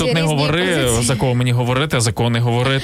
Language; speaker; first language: Ukrainian; native; Ukrainian